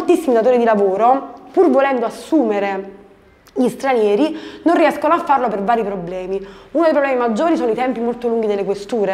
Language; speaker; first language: Italian; native; Italian